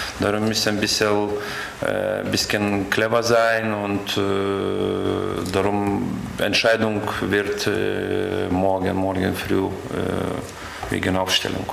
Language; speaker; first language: German; non-native, learner; Lithuanian